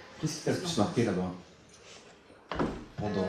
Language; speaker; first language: French; native; French